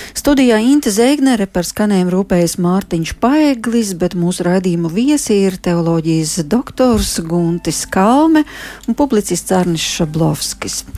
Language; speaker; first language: Latvian; native; Latvian